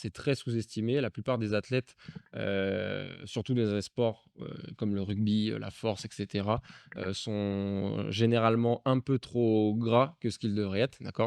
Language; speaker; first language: French; native; French